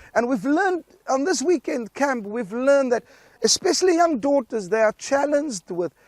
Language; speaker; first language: English; non-native, local second language; Afrikaans